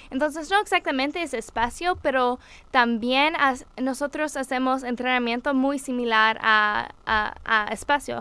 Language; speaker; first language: Spanish; non-native, learner; English